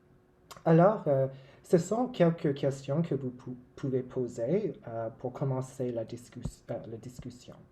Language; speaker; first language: French; non-native, local second language; English